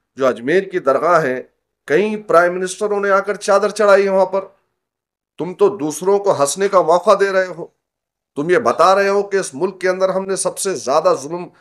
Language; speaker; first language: Urdu; native; Urdu